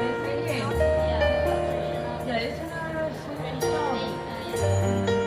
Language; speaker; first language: English; non-native, learner; Spanish